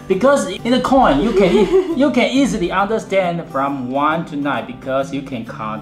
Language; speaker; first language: English; non-native, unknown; Chinese